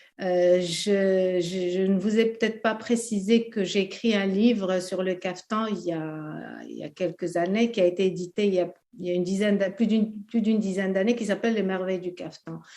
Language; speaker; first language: French; early bilingual, other home language; Arabic